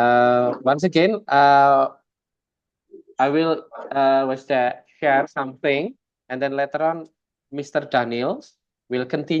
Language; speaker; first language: English; non-native, fluent; Indonesian